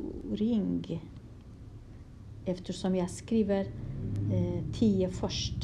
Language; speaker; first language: Swedish; non-native, fluent; Kurdish